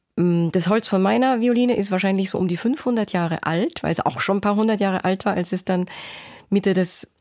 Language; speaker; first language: German; native; German